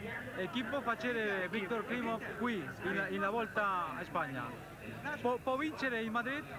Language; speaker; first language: Italian; non-native, learner; Spanish